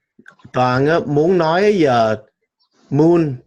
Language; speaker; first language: Vietnamese; non-native, learner; English